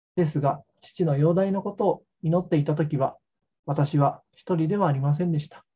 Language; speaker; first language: Japanese; native; Japanese